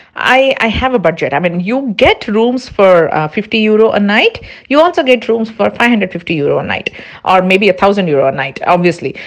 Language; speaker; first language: English; non-native, local second language; Tulu